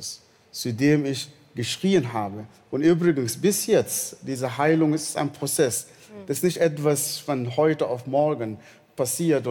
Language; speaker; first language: German; non-native, fluent; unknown